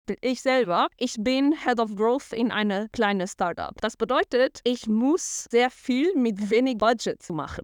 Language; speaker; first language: German; non-native, fluent; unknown